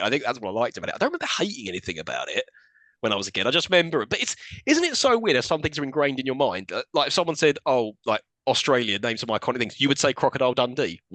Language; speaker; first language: English; native; English